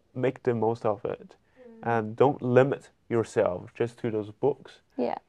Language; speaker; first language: English; non-native, fluent; Chinese